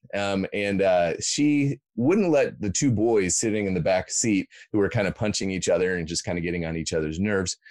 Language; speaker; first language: English; native; English